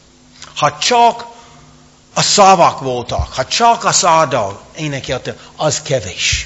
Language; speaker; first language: Hungarian; non-native, fluent; English